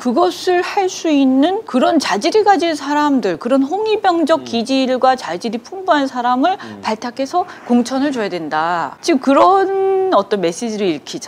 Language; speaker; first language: Korean; native; Korean